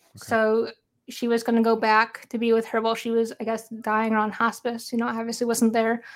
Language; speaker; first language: English; native; English